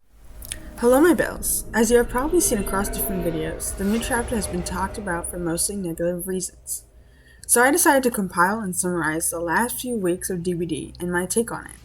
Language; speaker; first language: English; native; English